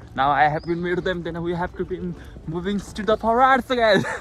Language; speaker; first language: English; non-native, learner; Nepali